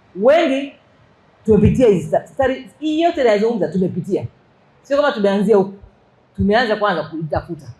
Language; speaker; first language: Swahili; native; Swahili